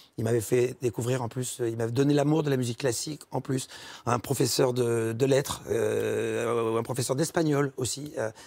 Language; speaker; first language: French; native; French